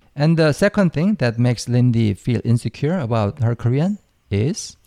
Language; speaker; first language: English; non-native, fluent; Korean